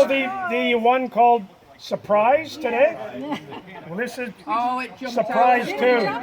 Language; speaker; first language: English; native; English